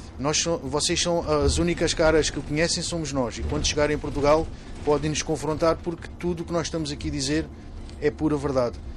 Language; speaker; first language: Portuguese; native; Portuguese